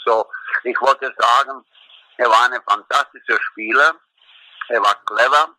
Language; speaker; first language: German; non-native, fluent; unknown